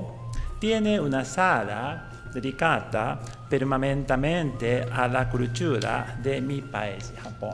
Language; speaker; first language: Spanish; non-native, fluent; Japanese